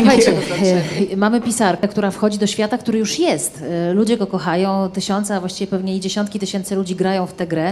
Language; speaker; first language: Polish; native; Polish